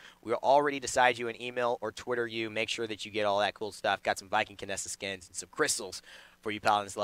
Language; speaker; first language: English; native; English